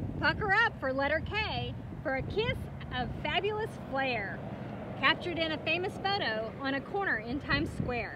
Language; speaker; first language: English; native; English